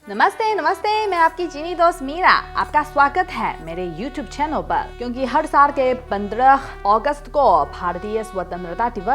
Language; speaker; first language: Hindi; non-native, fluent; Chinese